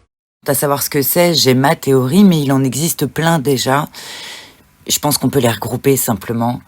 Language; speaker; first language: French; native; French